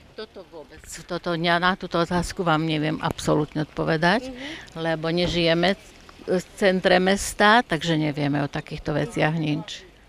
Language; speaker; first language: Slovak; native; Slovak